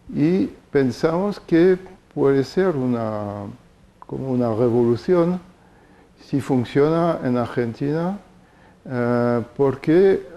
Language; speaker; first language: Spanish; non-native, fluent; French